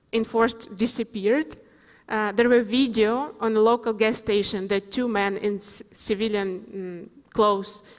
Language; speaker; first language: English; non-native, fluent; Ukrainian